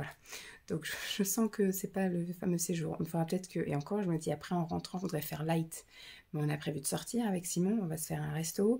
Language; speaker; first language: French; native; French